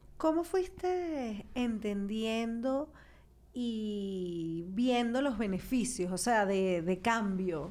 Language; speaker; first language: Spanish; native; Spanish